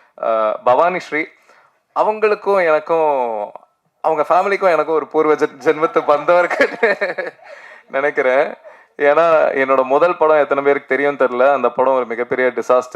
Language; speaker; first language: Tamil; native; Tamil